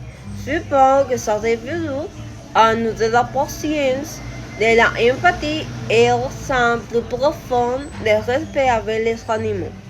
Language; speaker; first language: French; non-native, learner; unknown